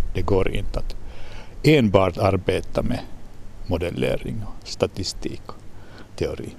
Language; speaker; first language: Swedish; non-native, local second language; Finnish